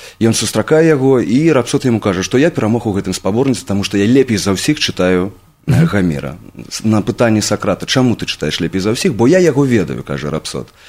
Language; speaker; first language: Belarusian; non-native, local second language; Russian